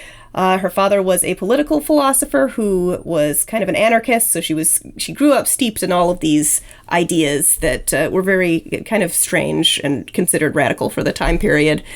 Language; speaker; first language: English; native; English